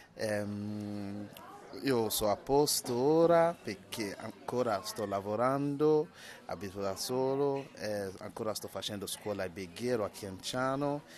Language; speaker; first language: Italian; non-native, learner; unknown